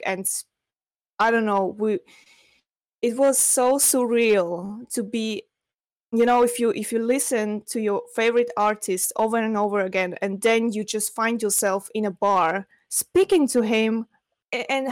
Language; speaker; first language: English; non-native, fluent; Russian